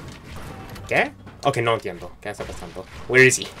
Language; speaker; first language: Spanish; early bilingual, heritage; Spanish